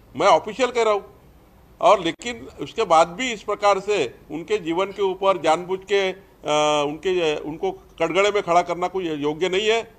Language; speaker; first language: Hindi; non-native, local second language; Marathi